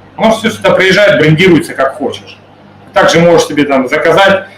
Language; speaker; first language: Russian; native; Russian